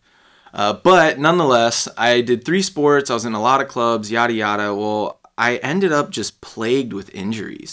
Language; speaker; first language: English; native; English